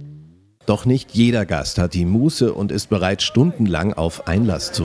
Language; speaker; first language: German; native; German